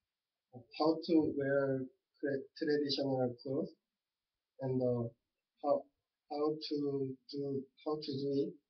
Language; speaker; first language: English; non-native, learner; Korean